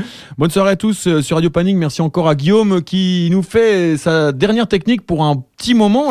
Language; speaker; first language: French; native; French